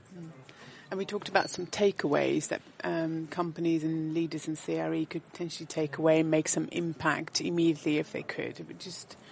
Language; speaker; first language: English; non-native, fluent; Dutch